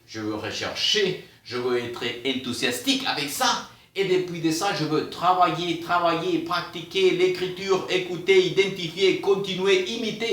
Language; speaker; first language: French; non-native, fluent; Spanish